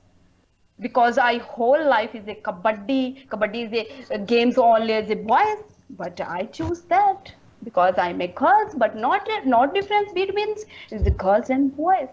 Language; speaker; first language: English; non-native, learner; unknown